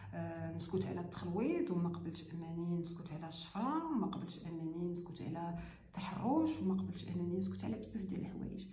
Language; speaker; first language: Arabic; native; Arabic